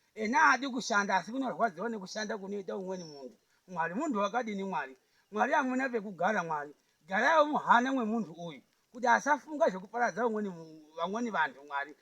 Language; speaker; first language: Shona; native; Shona